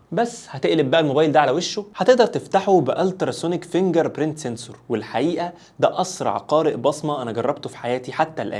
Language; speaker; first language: Arabic; native; Arabic